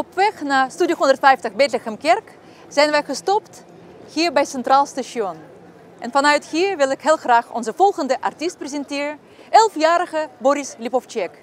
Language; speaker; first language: Dutch; non-native, fluent; Russian